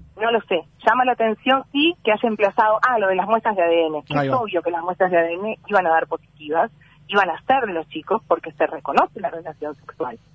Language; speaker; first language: Spanish; native; Spanish